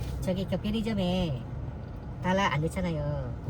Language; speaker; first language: Korean; non-native, learner; Indonesian